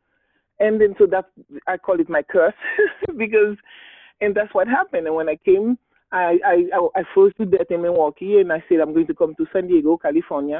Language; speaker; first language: English; non-native, fluent; Haitian Creole